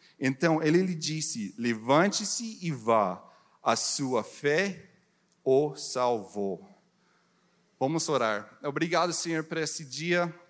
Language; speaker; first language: Portuguese; non-native, learner; English